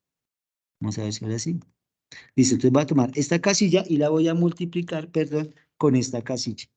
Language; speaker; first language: Spanish; native; Spanish